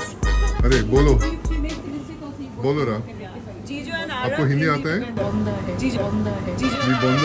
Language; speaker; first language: Hindi; non-native, local second language; Telugu